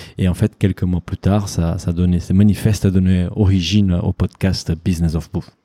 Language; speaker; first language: French; non-native, fluent; Portuguese